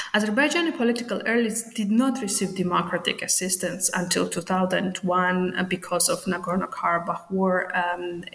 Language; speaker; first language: English; non-native, fluent; Georgian